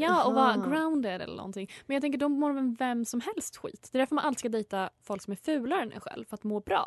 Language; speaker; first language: Swedish; native; Swedish